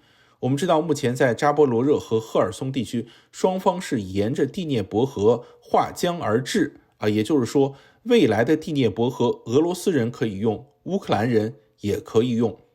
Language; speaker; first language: Chinese; native; Chinese